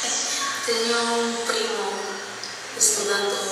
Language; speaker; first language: Portuguese; non-native, learner; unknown